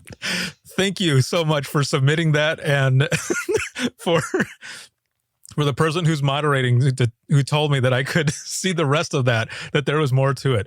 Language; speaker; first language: English; native; English